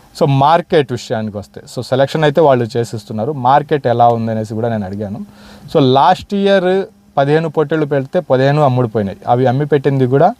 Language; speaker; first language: Telugu; non-native, local second language; Urdu